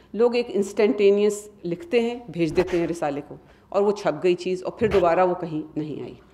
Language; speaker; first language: Hindi; native; Hindi